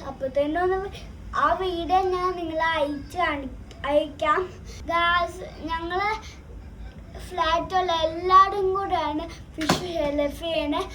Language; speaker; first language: Malayalam; early bilingual, heritage; Malayalam